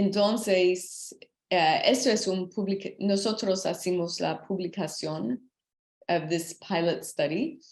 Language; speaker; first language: Spanish; non-native, learner; English